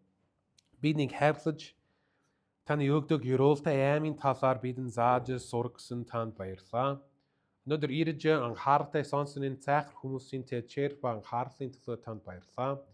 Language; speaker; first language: Mongolian; non-native, fluent; English